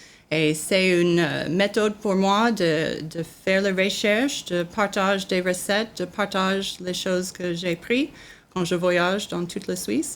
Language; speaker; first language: French; non-native, learner; English